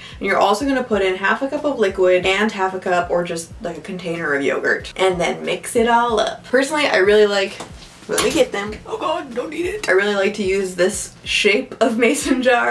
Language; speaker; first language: English; native; English